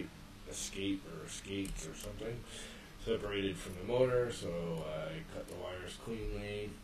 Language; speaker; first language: English; native; English